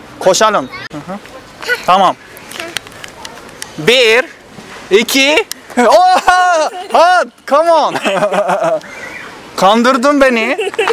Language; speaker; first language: Turkish; non-native, learner; Japanese